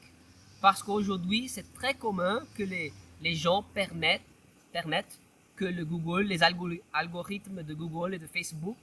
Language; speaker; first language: French; non-native, fluent; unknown